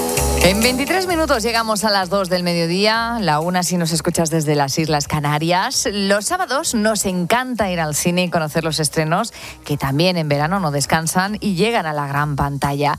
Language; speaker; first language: Spanish; native; Spanish